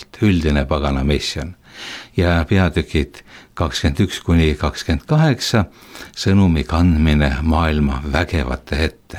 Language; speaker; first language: Estonian; native; Estonian